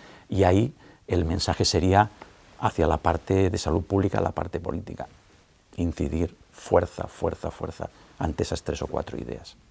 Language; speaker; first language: Spanish; native; Spanish